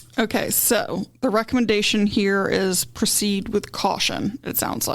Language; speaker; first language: English; native; English